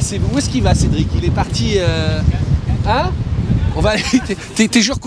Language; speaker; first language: French; native; French